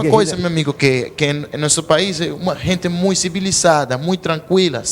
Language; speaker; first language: Portuguese; non-native, learner; Spanish